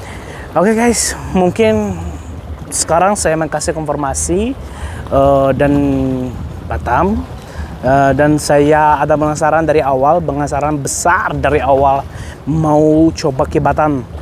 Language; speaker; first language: Indonesian; non-native, fluent; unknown